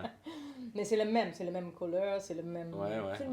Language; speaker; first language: French; non-native, learner; English